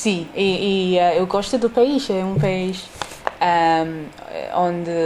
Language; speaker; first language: Portuguese; non-native, learner; English